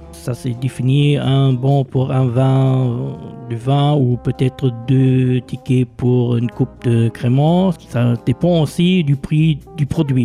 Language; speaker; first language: French; non-native, local second language; Luxembourgish